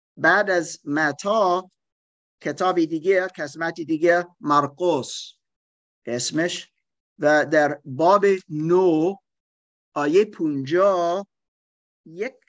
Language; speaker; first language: Persian; non-native, learner; German